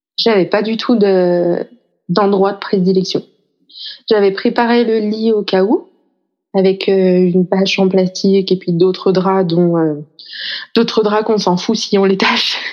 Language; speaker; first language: French; native; French